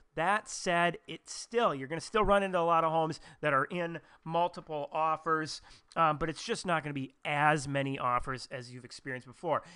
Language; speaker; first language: English; native; English